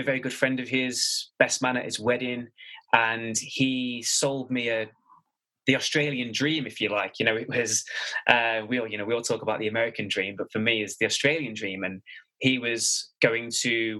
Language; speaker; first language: English; native; English